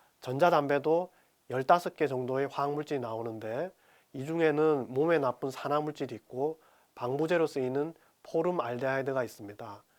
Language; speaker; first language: Korean; native; Korean